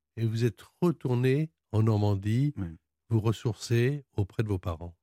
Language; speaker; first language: French; native; French